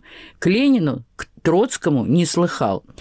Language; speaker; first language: Russian; native; Russian